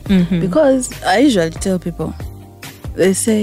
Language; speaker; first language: English; non-native, local second language; Ganda